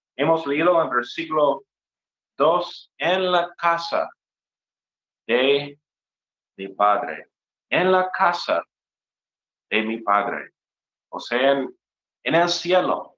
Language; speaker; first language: Spanish; non-native, fluent; English